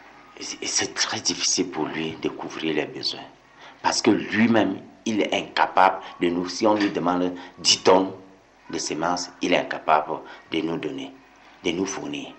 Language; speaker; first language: French; non-native, local second language; English